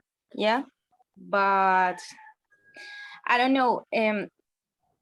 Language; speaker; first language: English; non-native, learner; Spanish